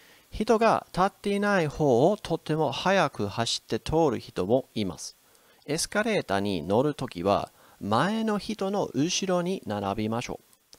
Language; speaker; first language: Japanese; non-native, fluent; English